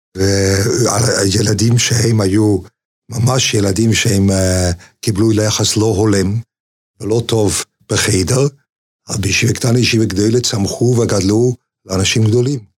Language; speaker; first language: Hebrew; non-native, fluent; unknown